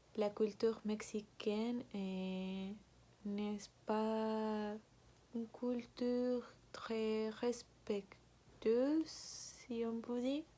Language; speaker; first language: French; non-native, learner; Spanish